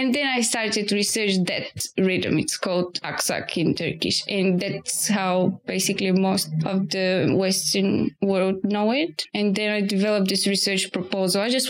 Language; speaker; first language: English; non-native, fluent; Bulgarian